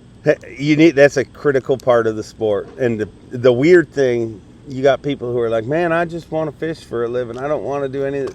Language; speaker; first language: English; native; English